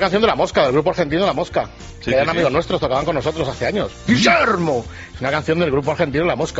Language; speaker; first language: Spanish; native; Spanish